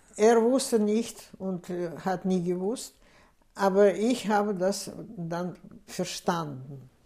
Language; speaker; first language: German; non-native, fluent; Russian